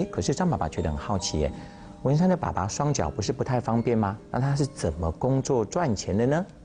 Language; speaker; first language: Chinese; native; Chinese